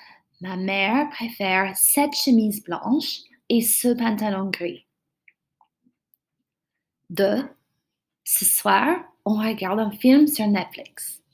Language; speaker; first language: French; non-native, fluent; English